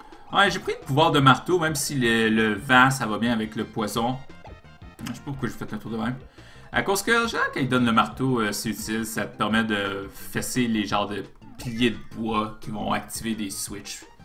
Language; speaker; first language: French; native; French